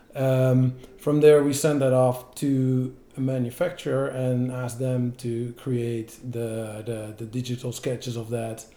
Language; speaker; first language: English; non-native, fluent; Dutch